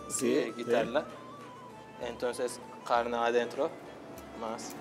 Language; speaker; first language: Spanish; non-native, learner; Turkish